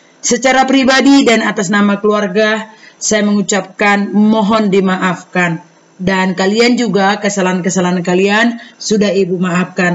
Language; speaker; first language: Indonesian; native; Indonesian